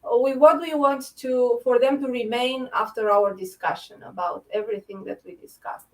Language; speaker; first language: English; non-native, fluent; Romanian